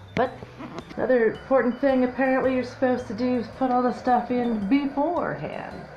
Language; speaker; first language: English; native; English